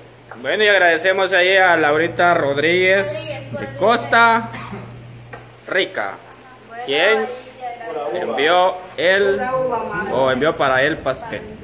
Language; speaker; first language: Spanish; native; Spanish